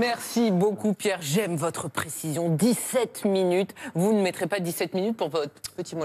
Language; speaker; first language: French; native; French